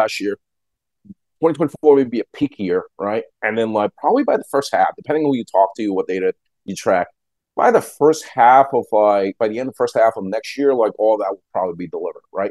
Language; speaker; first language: English; native; English